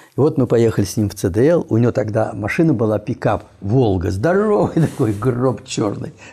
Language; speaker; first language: Russian; native; Russian